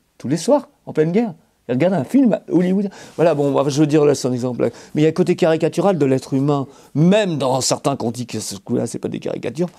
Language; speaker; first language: French; native; French